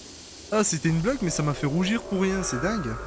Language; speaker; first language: French; native; French